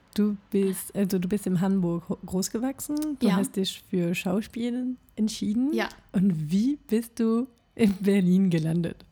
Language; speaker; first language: German; non-native, fluent; French